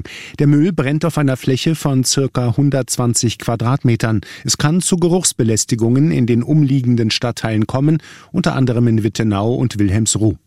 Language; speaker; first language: German; native; German